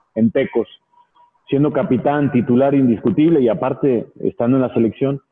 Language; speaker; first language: Spanish; native; Spanish